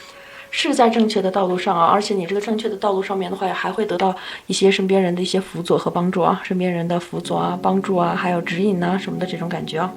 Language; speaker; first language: Chinese; native; Chinese